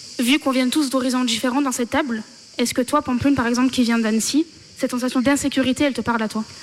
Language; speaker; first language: French; native; French